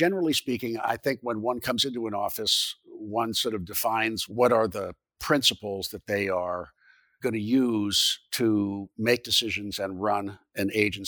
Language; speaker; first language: English; native; English